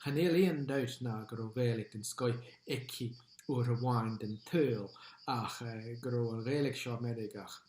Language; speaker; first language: Irish; non-native, local second language; English